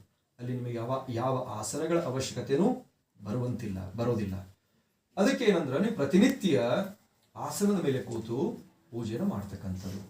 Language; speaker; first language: Kannada; native; Kannada